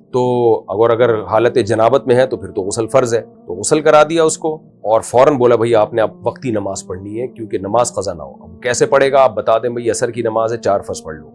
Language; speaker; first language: Urdu; native; Urdu